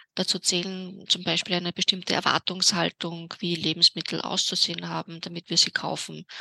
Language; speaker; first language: German; native; German